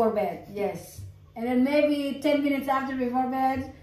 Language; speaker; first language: English; non-native, fluent; Indonesian